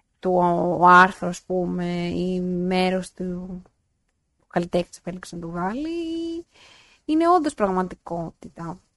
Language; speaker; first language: Greek; native; Greek